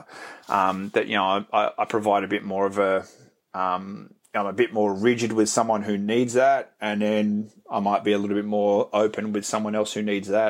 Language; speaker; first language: English; native; English